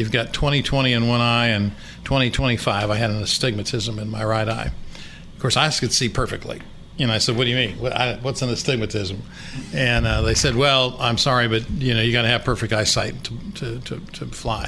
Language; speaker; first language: English; native; English